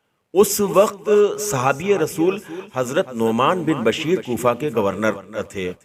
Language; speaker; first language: Urdu; native; Urdu